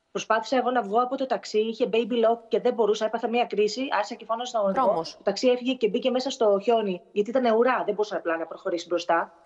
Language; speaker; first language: Greek; native; Greek